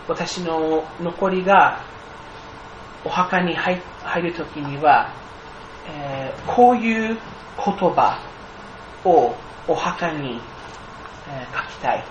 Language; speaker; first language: Japanese; non-native, fluent; English